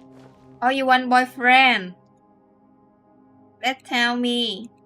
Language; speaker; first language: English; non-native, learner; Vietnamese